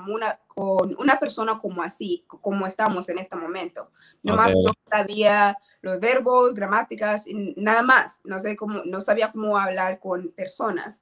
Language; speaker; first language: Spanish; non-native, learner; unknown